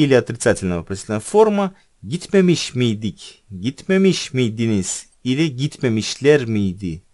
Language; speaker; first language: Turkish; non-native, fluent; Russian